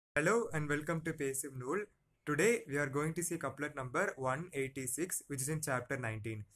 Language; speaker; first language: English; non-native, local second language; Tamil